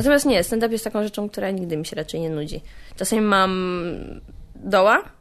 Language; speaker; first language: Polish; native; Polish